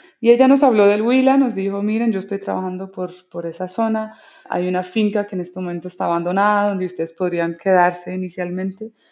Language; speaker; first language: Spanish; early bilingual, other home language; English